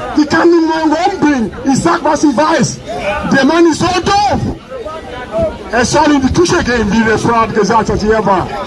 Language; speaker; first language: German; non-native, learner; Igbo